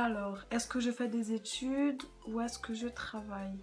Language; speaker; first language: French; native; French